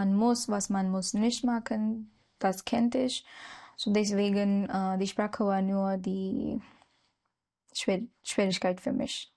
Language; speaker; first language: German; non-native, learner; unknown